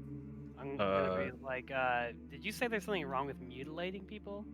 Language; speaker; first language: English; native; English